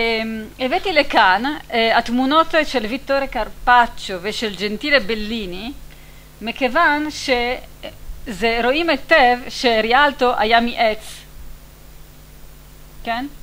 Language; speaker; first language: Hebrew; non-native, fluent; Italian